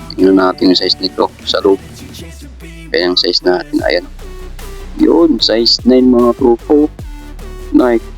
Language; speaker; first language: Filipino; native; Filipino